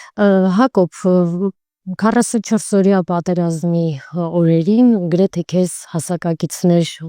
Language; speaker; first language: Armenian; native; Armenian